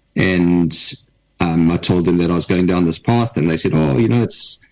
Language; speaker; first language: English; native; English